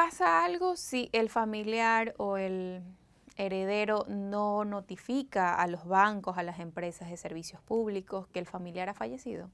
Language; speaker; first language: Spanish; native; Spanish